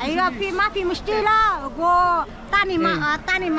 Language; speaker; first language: Arabic; non-native, learner; Bangla